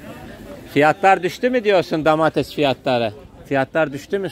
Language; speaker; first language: Turkish; non-native, fluent; Russian